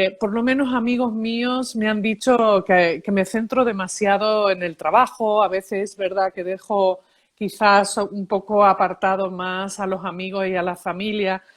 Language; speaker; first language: Spanish; early bilingual, heritage; Spanish